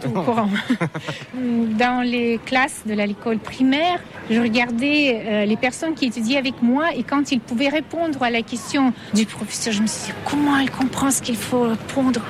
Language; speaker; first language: French; non-native, fluent; Russian